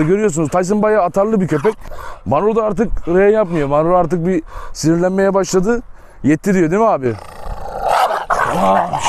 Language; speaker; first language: Turkish; native; Turkish